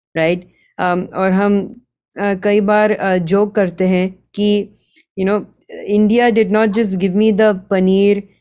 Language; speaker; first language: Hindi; early bilingual, heritage; Gujarati